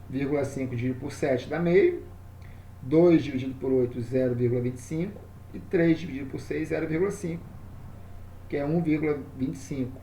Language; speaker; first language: Portuguese; native; Portuguese